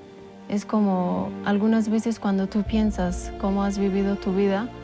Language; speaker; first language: Spanish; non-native, local second language; Amharic